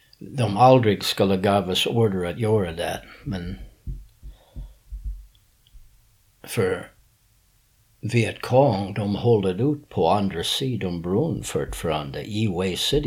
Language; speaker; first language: Swedish; early bilingual, heritage; English